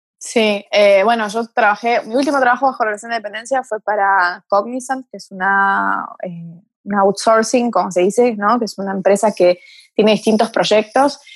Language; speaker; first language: Spanish; early bilingual, other home language; Portuguese